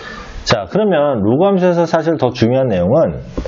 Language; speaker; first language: Korean; native; Korean